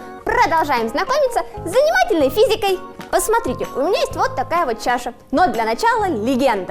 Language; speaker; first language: Russian; native; Russian